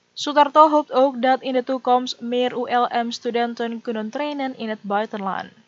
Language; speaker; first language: Dutch; non-native, fluent; Indonesian